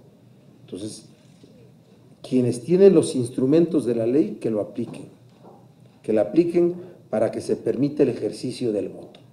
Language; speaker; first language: Spanish; native; Spanish